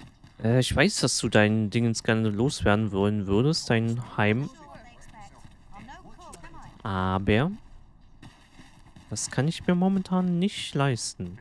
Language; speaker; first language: German; native; German